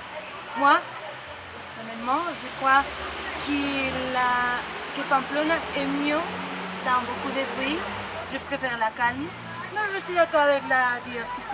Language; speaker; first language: French; non-native, fluent; Spanish